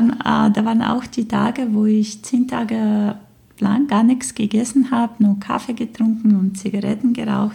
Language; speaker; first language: German; non-native, fluent; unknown